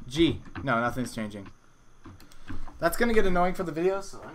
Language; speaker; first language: English; native; English